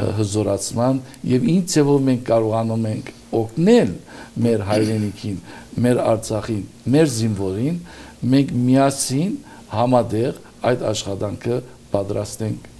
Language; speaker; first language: Armenian; early bilingual, heritage; Armenian